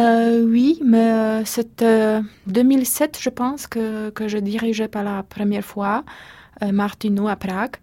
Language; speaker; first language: French; non-native, fluent; Polish